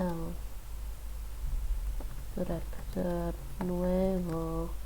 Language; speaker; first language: Spanish; non-native, learner; English